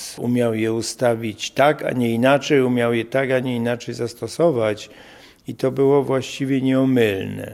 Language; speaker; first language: Polish; native; Polish